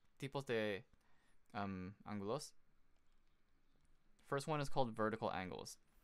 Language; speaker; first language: English; native; English